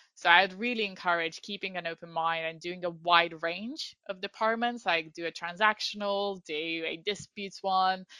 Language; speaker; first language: English; non-native, fluent; Romanian